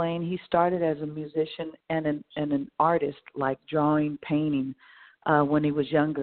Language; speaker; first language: English; native; English